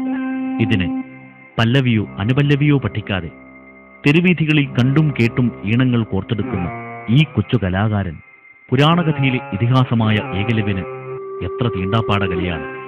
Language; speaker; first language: Malayalam; native; Malayalam